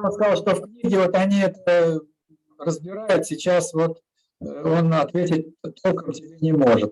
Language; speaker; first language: Russian; native; Russian